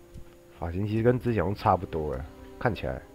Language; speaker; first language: Chinese; native; Chinese